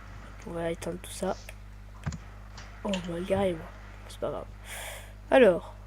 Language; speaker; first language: French; native; French